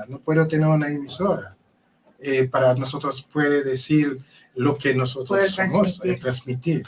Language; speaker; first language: Spanish; non-native, learner; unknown